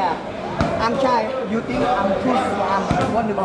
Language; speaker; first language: English; non-native, learner; Thai